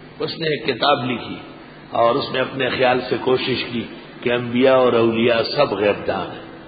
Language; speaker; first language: Urdu; non-native, local second language; Pashto